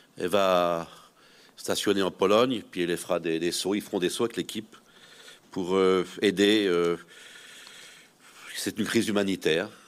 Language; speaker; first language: French; native; French